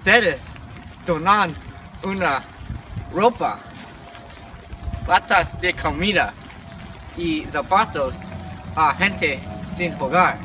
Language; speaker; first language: Spanish; non-native, learner; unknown